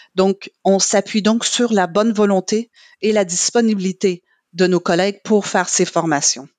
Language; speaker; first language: French; non-native, fluent; English